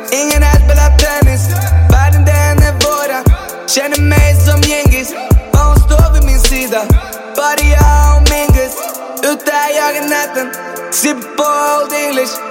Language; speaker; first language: Swedish; native; Swedish